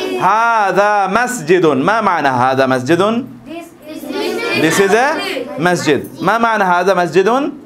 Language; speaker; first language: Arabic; non-native, fluent; Bangla